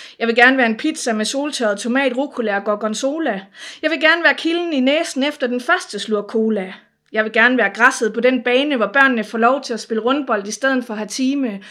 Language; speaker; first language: Danish; native; Danish